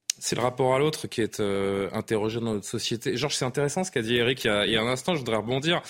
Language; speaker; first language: French; native; French